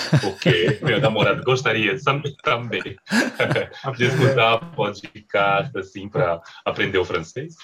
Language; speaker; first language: Portuguese; non-native, learner; French